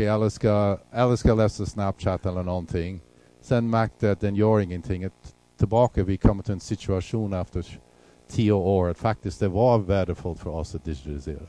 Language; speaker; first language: Swedish; non-native, fluent; English